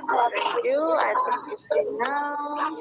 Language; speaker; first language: English; non-native, fluent; Indonesian